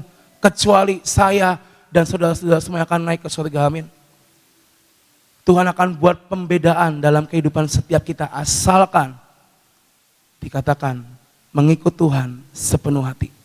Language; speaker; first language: Indonesian; native; Indonesian